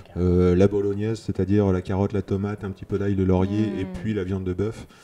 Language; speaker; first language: French; native; French